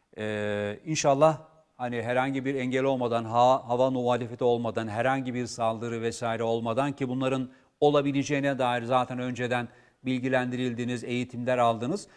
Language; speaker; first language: Turkish; native; Turkish